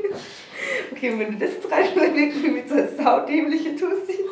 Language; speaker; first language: German; native; German